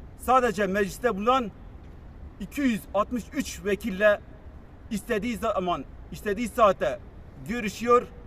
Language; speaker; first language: Turkish; non-native, local second language; Kurdish